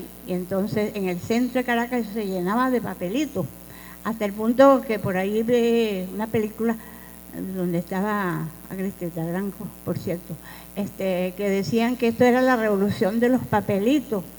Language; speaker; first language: Spanish; native; Spanish